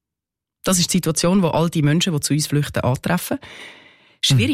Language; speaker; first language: German; native; German